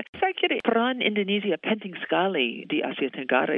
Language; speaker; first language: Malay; non-native, fluent; English